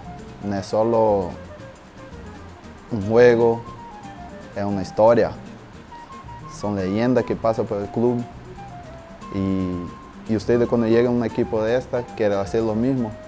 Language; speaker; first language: Spanish; non-native, learner; Portuguese